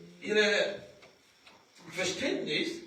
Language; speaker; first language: German; non-native, learner; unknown